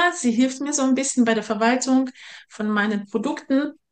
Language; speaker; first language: German; non-native, fluent; Russian